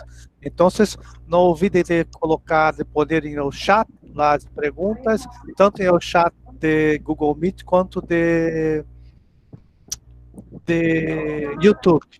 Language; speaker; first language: Spanish; non-native, learner; Portuguese